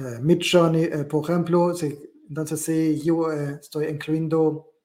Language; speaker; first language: Spanish; non-native, learner; German